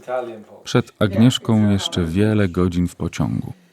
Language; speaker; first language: Polish; native; Polish